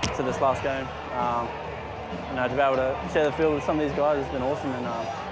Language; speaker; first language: English; native; English